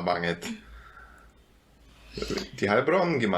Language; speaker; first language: Indonesian; non-native, fluent; German